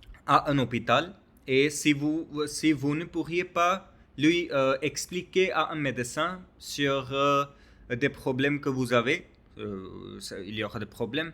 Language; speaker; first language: French; non-native, learner; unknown